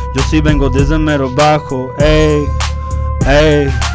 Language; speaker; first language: Spanish; early bilingual, heritage; Spanish